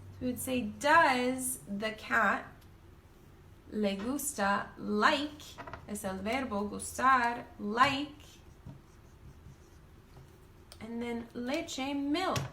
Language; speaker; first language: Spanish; non-native, learner; English